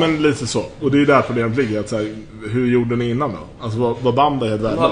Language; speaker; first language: Swedish; native; Swedish